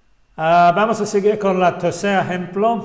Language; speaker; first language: Spanish; non-native, fluent; English